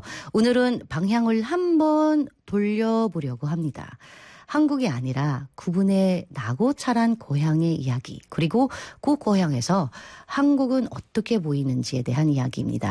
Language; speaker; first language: Korean; non-native, fluent; Filipino